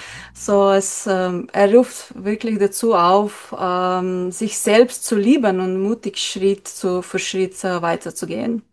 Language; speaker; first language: German; non-native, learner; Slovenian